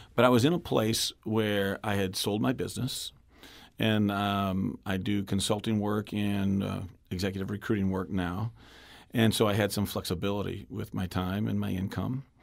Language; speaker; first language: English; native; English